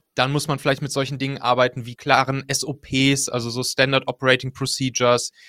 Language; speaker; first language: German; native; German